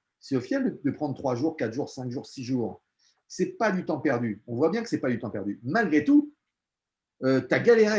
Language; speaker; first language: French; native; French